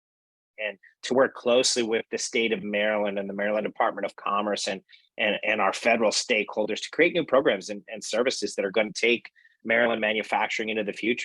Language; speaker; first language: English; native; English